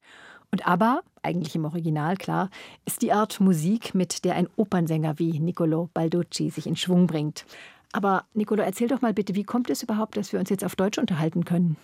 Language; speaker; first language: German; native; German